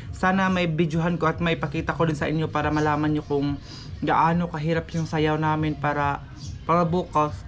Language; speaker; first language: Filipino; non-native, local second language; Cebuano